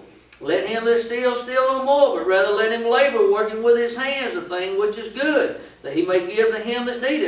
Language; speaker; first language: English; native; English